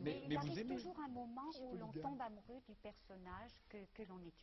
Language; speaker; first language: French; native; French